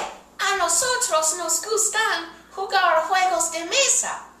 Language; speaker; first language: Spanish; non-native, learner; English